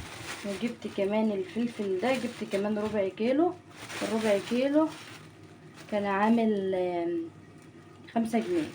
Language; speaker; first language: Arabic; native; Arabic